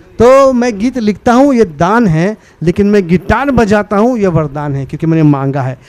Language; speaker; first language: Hindi; non-native, local second language; Marathi